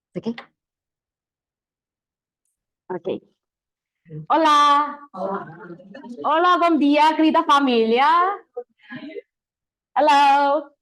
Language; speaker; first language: Portuguese; non-native, learner; Korean